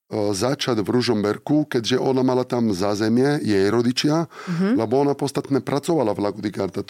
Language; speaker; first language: Slovak; non-native, fluent; Italian